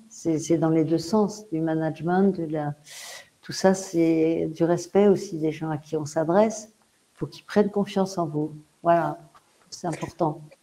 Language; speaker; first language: French; native; French